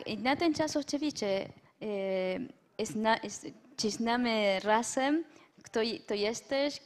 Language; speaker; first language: Polish; non-native, learner; French